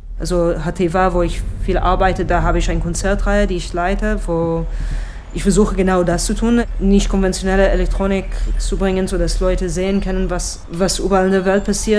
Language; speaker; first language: German; non-native, fluent; Hebrew